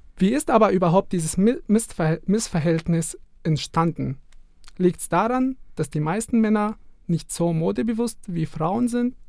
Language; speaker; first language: German; non-native, fluent; Arabic